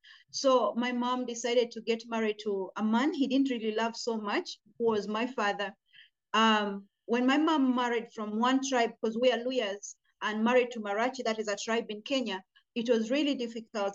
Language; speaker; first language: English; non-native, local second language; Luyia